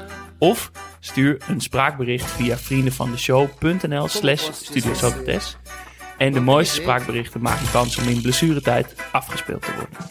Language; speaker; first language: Dutch; native; Dutch